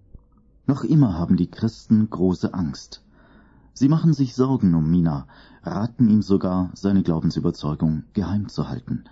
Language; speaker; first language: German; native; German